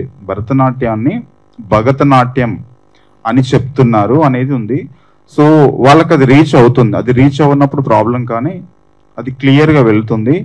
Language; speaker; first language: Telugu; native; Telugu